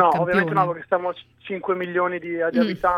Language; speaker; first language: Italian; native; Italian